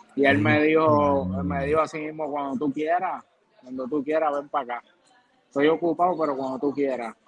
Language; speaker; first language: Spanish; native; Spanish